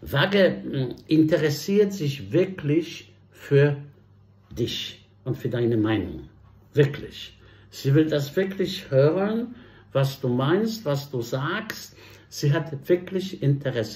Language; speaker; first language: German; non-native, fluent; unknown